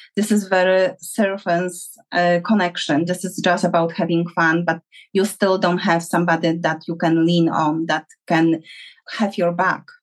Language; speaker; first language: English; non-native, fluent; Polish